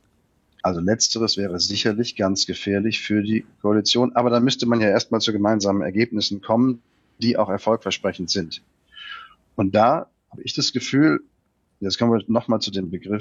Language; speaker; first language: German; native; German